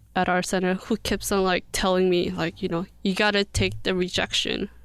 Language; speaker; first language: English; early bilingual, other home language; Korean